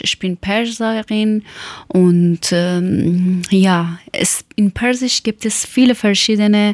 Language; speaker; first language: German; non-native, local second language; Persian